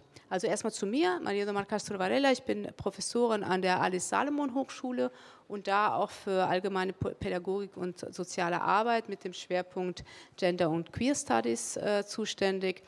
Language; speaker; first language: German; early bilingual, other home language; Spanish